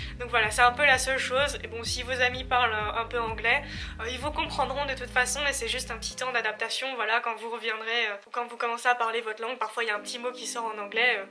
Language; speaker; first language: French; native; French